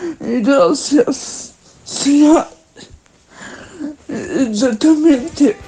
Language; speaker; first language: Spanish; non-native, learner; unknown